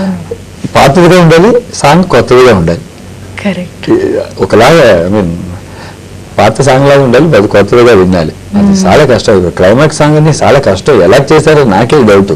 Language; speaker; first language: Telugu; non-native, learner; Tamil